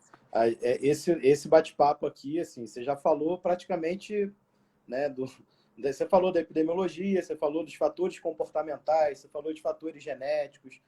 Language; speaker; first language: Portuguese; native; Portuguese